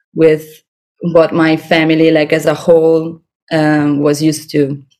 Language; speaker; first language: English; non-native, fluent; Italian